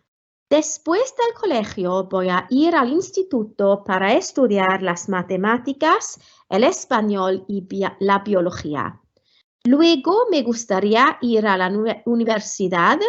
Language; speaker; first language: Spanish; non-native, fluent; Welsh